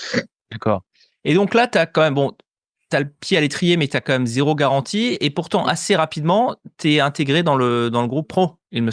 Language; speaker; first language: French; native; French